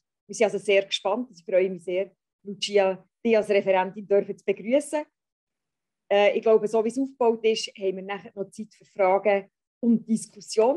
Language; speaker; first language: German; native; German